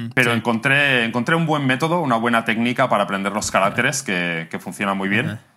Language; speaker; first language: Spanish; native; Spanish